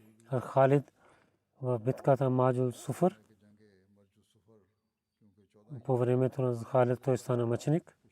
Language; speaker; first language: Bulgarian; non-native, learner; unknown